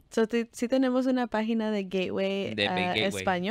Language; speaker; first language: Spanish; early bilingual, heritage; Spanish